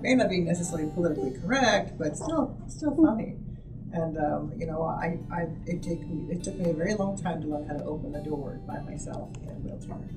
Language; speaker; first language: English; native; English